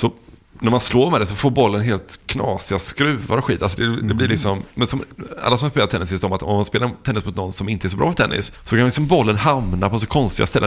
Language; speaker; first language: Swedish; native; Swedish